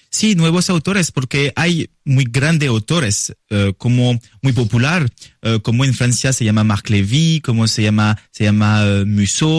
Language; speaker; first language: Spanish; non-native, learner; French